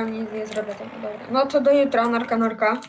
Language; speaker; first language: Polish; native; Polish